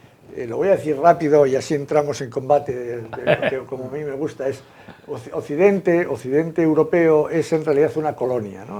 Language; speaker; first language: Spanish; native; Spanish